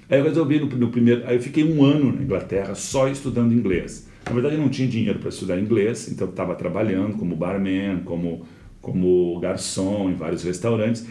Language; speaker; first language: Portuguese; native; Portuguese